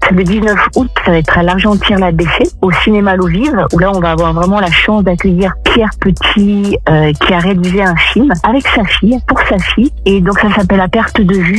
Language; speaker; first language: French; native; French